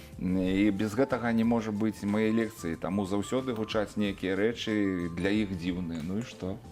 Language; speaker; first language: Belarusian; native; Belarusian